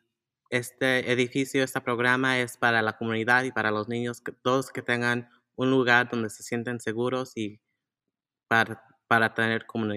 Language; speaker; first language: Spanish; early bilingual, heritage; Spanish